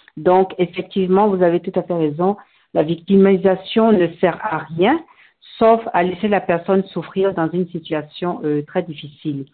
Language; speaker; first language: French; non-native, local second language; Bambara